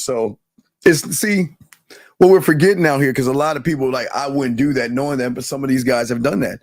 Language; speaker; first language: English; native; English